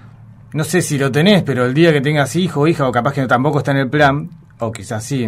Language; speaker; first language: Spanish; native; Spanish